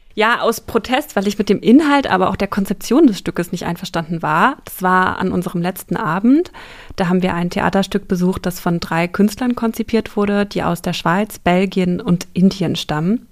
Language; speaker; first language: German; native; German